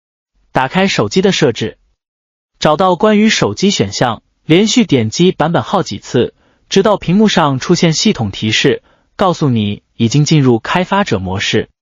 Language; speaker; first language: Chinese; native; Chinese